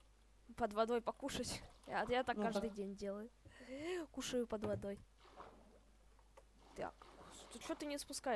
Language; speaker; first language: Russian; native; Russian